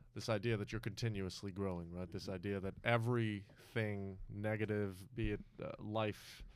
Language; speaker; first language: English; non-native, fluent; French